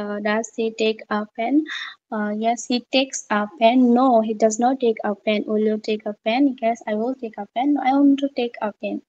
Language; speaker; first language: English; non-native, learner; Bangla